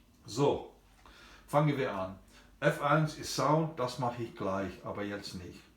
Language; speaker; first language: German; non-native, fluent; English